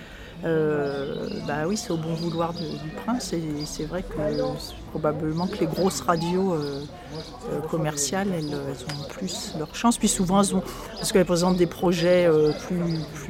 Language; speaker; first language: French; native; French